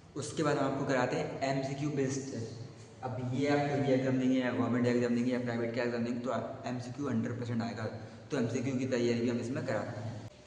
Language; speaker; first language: Hindi; native; Hindi